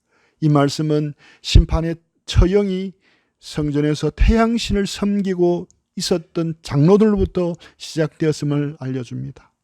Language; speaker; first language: Korean; native; Korean